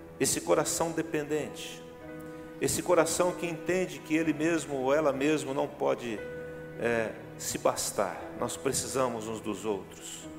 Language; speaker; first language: Portuguese; native; Portuguese